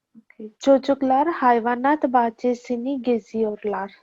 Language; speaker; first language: Turkish; non-native, learner; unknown